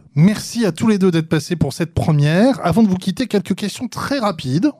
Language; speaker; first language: French; native; French